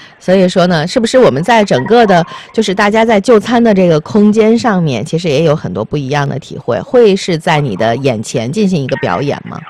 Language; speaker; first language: Chinese; native; Chinese